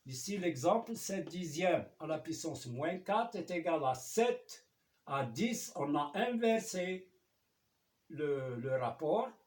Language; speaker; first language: French; non-native, local second language; Arabic